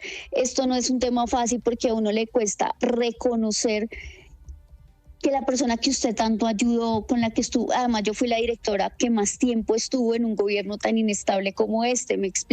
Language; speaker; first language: Spanish; native; Spanish